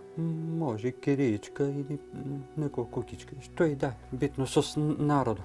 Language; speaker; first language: Macedonian; native; Macedonian